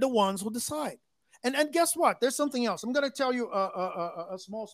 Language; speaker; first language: English; non-native, fluent; Portuguese